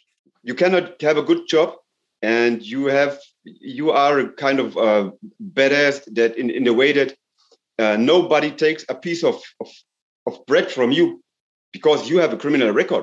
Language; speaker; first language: English; non-native, fluent; German